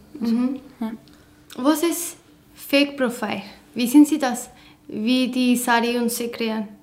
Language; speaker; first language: German; non-native, learner; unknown